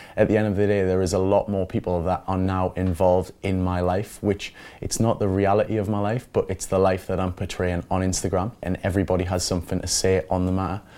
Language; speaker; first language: English; native; English